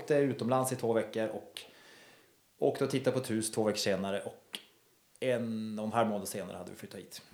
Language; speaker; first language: Swedish; native; Swedish